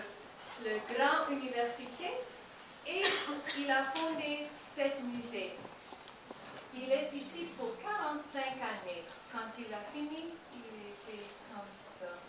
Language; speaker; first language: French; non-native, learner; English